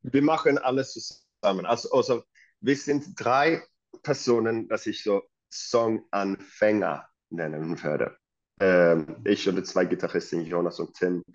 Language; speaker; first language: German; non-native, fluent; Swedish